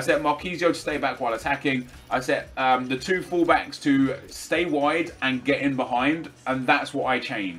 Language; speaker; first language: English; native; English